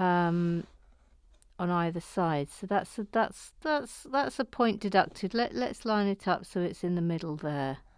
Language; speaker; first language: English; native; English